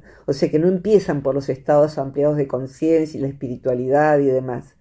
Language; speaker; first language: Spanish; native; Spanish